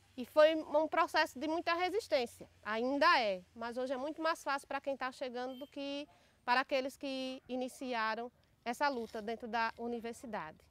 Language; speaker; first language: Portuguese; native; Portuguese